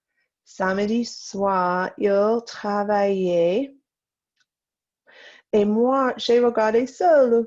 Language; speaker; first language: French; non-native, fluent; English